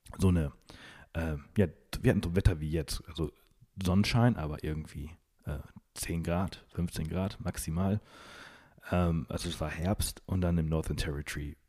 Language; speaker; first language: German; native; German